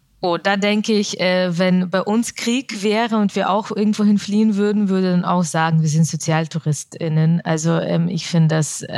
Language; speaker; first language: German; early bilingual, other home language; Russian